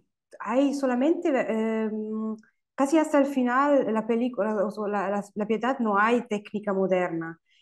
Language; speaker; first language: Spanish; non-native, fluent; German